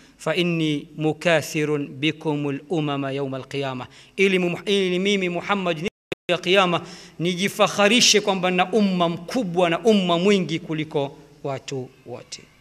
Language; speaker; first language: Swahili; native; Swahili